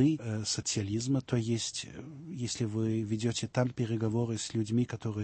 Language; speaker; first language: Russian; early bilingual, heritage; Russian